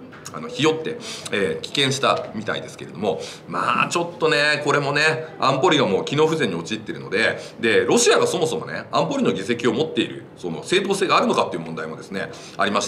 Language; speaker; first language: Japanese; native; Japanese